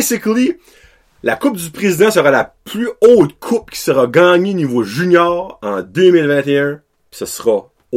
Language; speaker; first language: French; native; French